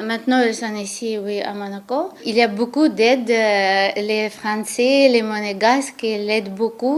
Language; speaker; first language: French; non-native, learner; Ukrainian